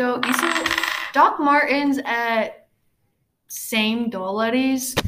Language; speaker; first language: Portuguese; non-native, learner; English